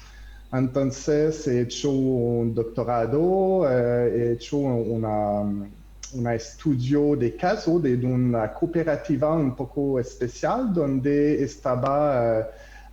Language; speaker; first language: Spanish; non-native, learner; French